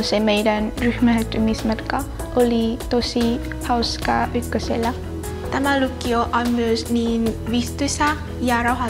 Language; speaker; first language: Finnish; non-native, fluent; Vietnamese